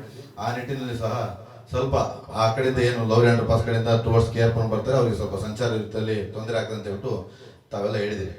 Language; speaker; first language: Kannada; native; Kannada